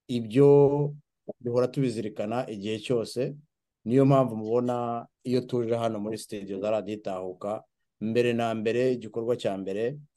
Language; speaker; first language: Kinyarwanda; native; Kinyarwanda